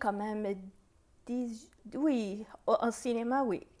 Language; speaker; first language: French; non-native, fluent; Persian